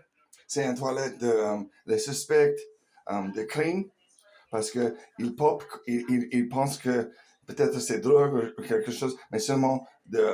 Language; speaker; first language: French; non-native, learner; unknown